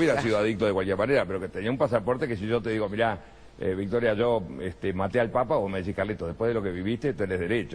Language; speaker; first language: Spanish; native; Spanish